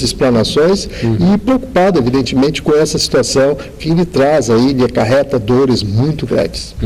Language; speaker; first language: Portuguese; native; Portuguese